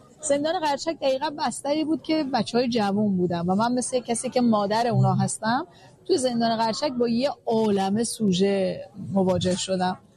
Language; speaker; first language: Persian; native; Persian